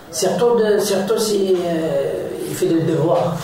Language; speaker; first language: French; non-native, learner; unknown